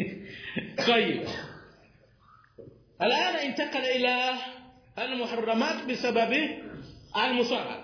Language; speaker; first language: Arabic; non-native, fluent; Swahili